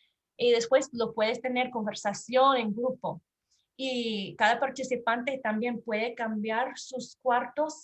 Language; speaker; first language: Spanish; non-native, learner; English